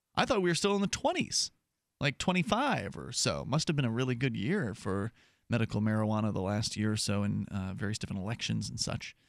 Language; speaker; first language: English; native; English